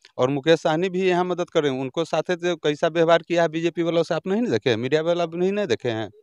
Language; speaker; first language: Hindi; native; Hindi